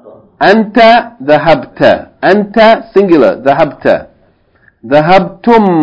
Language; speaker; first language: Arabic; non-native, fluent; English